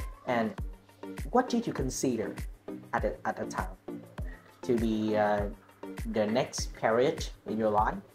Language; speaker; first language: English; non-native, learner; Vietnamese